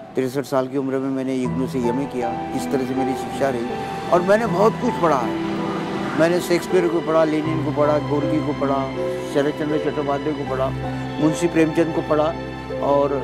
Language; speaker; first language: Hindi; non-native, local second language; Marathi